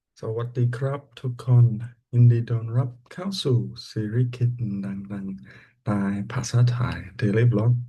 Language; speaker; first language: Thai; non-native, learner; English